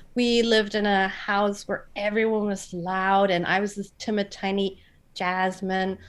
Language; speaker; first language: English; non-native, fluent; German